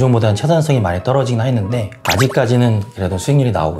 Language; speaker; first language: Korean; native; Korean